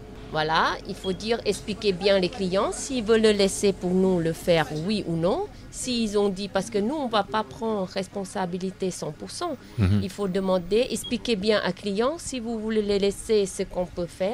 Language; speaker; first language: French; non-native, learner; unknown